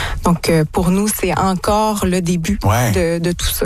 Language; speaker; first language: French; native; French